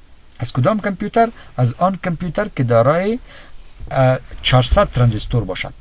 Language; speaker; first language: Persian; native; Persian